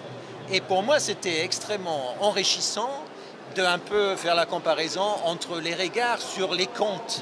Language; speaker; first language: French; non-native, fluent; German